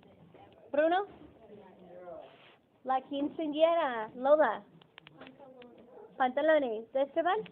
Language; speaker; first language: Spanish; non-native, fluent; English